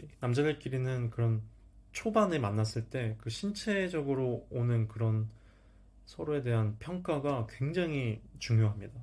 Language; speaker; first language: Korean; native; Korean